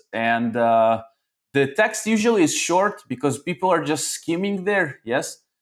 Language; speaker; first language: English; early bilingual, other home language; Russian